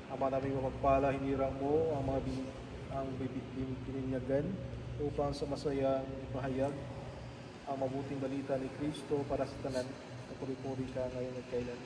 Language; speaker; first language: Filipino; native; Filipino